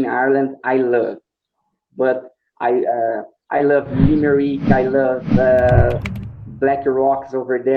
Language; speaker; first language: English; non-native, learner; Portuguese